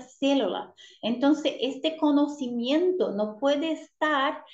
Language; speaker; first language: Spanish; non-native, learner; Portuguese